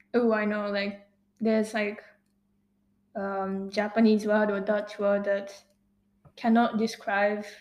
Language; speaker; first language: English; non-native, fluent; Japanese